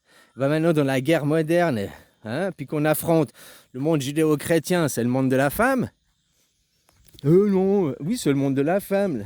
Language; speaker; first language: French; native; French